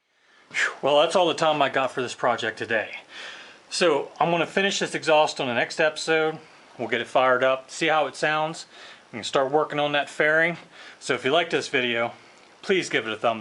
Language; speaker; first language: English; native; English